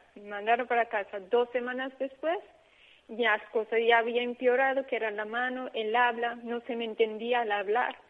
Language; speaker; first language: Spanish; early bilingual, heritage; Spanish